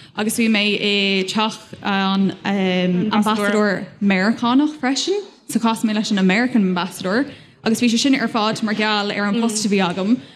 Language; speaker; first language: Irish; non-native, local second language; English